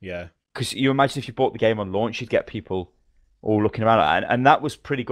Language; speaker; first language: English; native; English